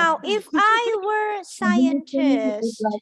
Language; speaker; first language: English; non-native, fluent; Indonesian